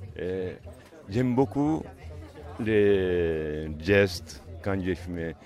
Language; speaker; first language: French; non-native, learner; Japanese